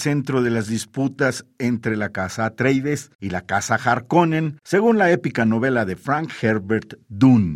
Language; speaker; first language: Spanish; native; Spanish